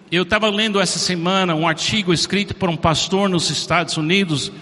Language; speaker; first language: Portuguese; non-native, fluent; English